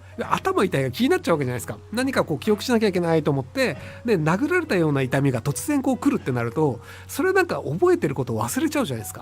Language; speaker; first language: Japanese; native; Japanese